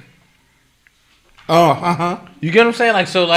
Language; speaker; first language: English; native; English